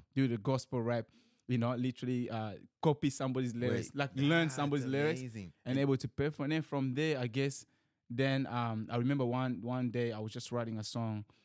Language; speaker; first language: English; early bilingual, other home language; Lingala